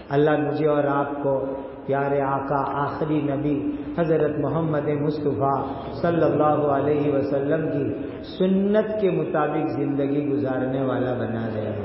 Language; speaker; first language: Urdu; non-native, local second language; Gujarati